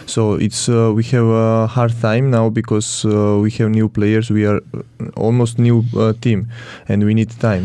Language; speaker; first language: English; non-native, learner; Georgian